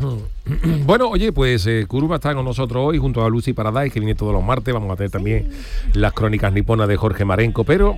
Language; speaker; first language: Spanish; native; Spanish